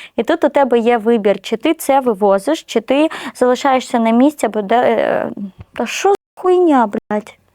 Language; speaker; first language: Ukrainian; non-native, local second language; Russian